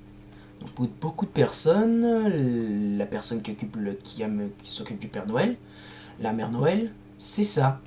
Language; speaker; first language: French; native; French